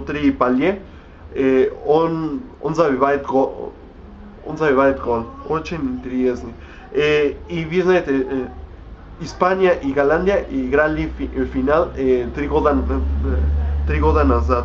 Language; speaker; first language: Russian; non-native, learner; Spanish